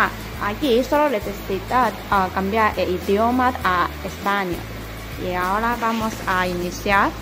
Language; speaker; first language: Spanish; non-native, learner; Chinese